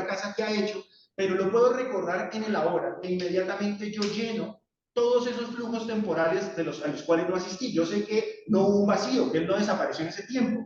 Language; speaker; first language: Spanish; native; Spanish